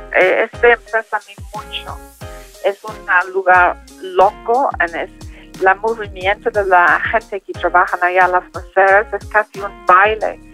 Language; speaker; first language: Spanish; non-native, learner; English